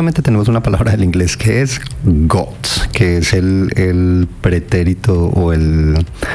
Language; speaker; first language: Spanish; non-native, fluent; English